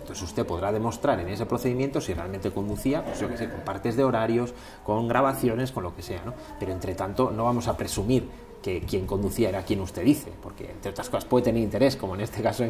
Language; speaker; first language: Spanish; native; Spanish